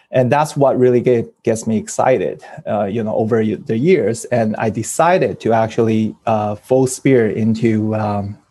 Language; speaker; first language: English; early bilingual, other home language; Chinese